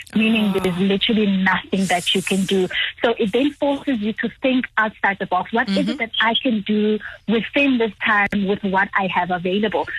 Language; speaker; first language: English; non-native, local second language; Zulu